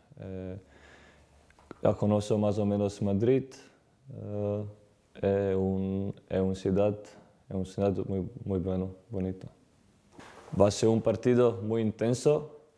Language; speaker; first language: Spanish; non-native, learner; Slovenian